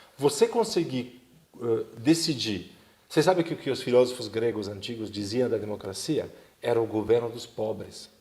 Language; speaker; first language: Portuguese; non-native, fluent; Italian